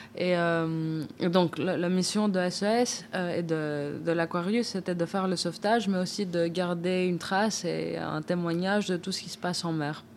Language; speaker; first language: French; non-native, fluent; Greek